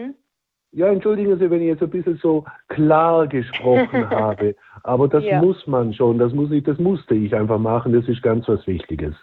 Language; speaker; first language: German; native; German